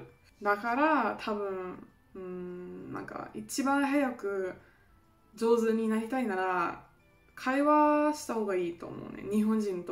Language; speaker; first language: Japanese; non-native, fluent; German